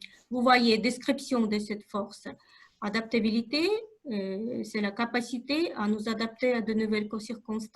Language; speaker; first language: French; non-native, fluent; Russian